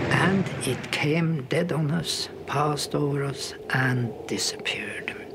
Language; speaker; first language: English; non-native, fluent; Norwegian